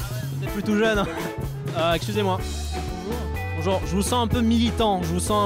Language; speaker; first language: French; native; French